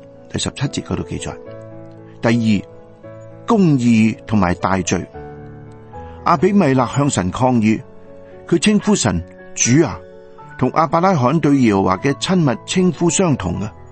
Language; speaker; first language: Chinese; non-native, local second language; Cantonese